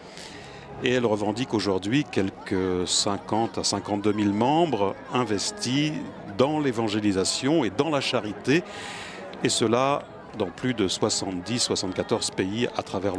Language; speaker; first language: French; native; French